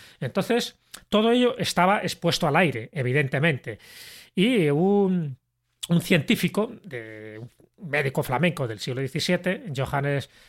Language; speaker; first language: Spanish; native; Spanish